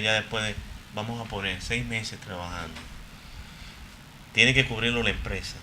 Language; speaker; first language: Spanish; native; Spanish